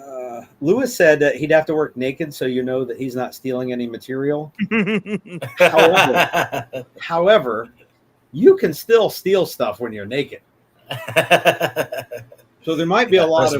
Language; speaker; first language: English; native; English